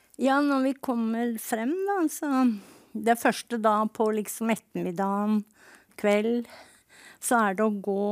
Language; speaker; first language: Norwegian; native; Norwegian